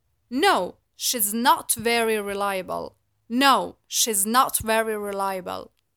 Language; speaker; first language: English; non-native, fluent; Persian